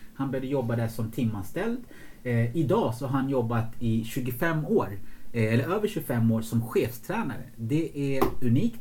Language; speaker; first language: Swedish; early bilingual, other home language; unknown